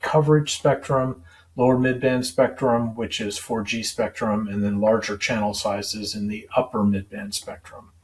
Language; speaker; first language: English; native; English